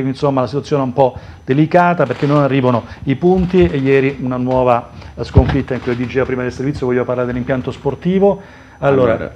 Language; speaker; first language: Italian; native; Italian